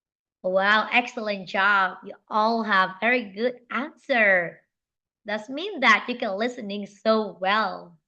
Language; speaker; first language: English; non-native, fluent; Vietnamese